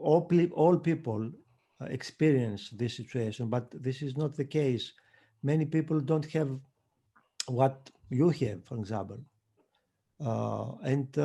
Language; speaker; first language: English; non-native, fluent; Greek